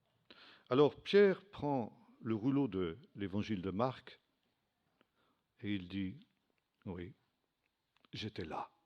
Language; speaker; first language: French; native; French